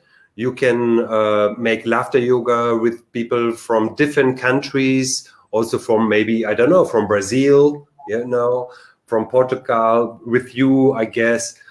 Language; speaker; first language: English; non-native, learner; German